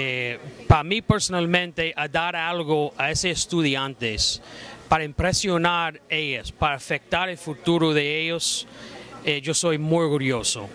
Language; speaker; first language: Spanish; non-native, fluent; English